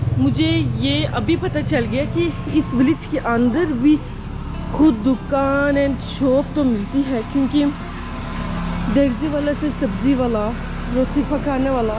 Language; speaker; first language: Urdu; non-native, learner; Turkish